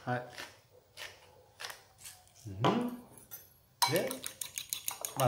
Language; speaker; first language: Japanese; native; Japanese